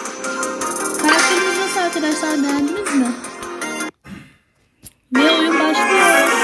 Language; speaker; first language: Turkish; native; Turkish